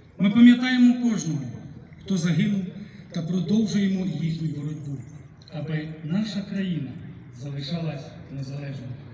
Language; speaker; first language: Ukrainian; native; Ukrainian